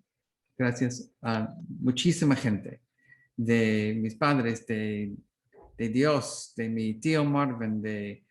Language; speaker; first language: Spanish; non-native, learner; English